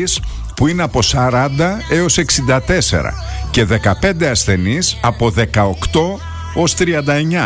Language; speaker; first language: Greek; native; Greek